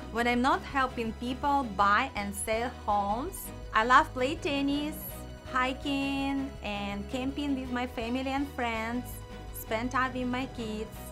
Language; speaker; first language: English; non-native, fluent; Russian